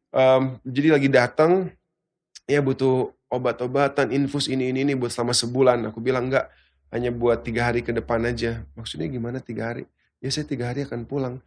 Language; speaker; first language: Indonesian; early bilingual, heritage; Indonesian